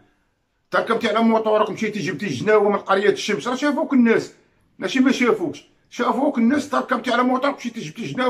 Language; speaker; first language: Arabic; native; Arabic